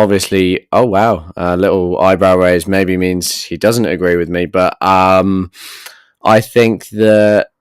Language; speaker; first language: English; native; English